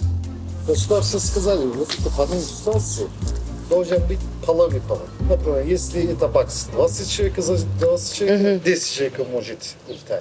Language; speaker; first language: Russian; non-native, learner; Turkish